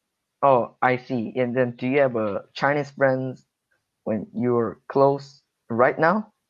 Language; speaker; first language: English; non-native, learner; Korean